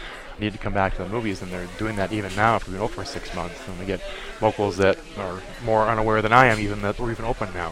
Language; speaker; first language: English; native; English